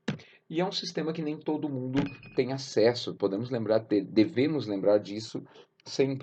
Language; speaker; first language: Portuguese; native; Portuguese